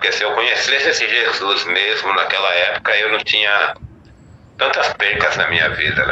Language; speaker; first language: Portuguese; native; Portuguese